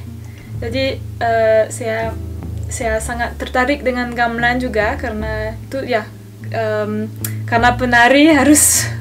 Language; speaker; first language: Indonesian; non-native, fluent; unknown